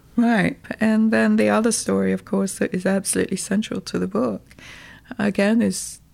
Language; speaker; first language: English; native; English